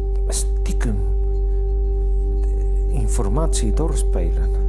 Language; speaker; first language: Dutch; non-native, fluent; Spanish